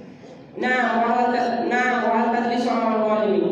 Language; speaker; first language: Arabic; non-native, learner; Bangla